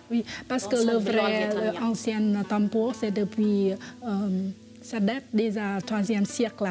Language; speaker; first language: French; non-native, fluent; Vietnamese